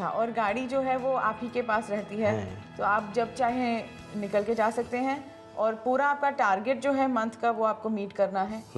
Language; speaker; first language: Hindi; native; Hindi